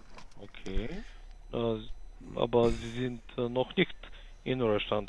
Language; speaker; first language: German; non-native, learner; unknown